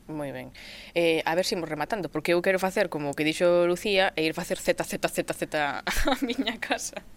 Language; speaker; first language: Galician; native; Galician